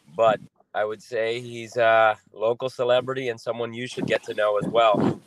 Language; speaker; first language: English; native; English